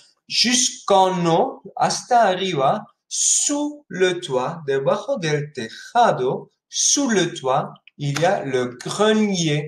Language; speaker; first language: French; non-native, fluent; Spanish